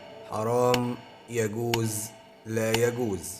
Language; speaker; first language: Arabic; native; Arabic